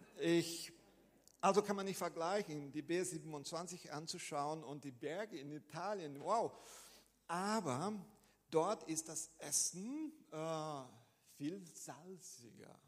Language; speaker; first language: German; non-native, fluent; Portuguese